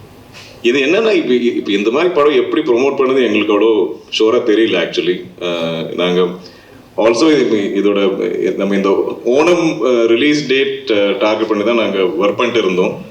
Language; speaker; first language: Tamil; non-native, local second language; Malayalam